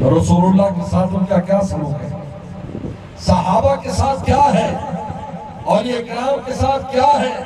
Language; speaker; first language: Urdu; non-native, local second language; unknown